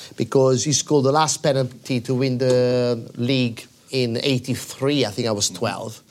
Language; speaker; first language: English; non-native, fluent; Italian